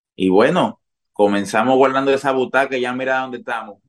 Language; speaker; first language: Spanish; native; Spanish